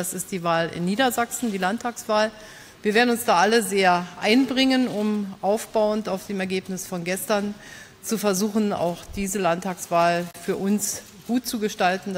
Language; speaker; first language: German; native; German